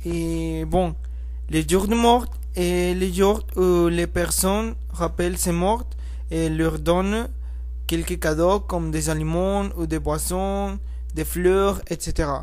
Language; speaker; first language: French; non-native, learner; Spanish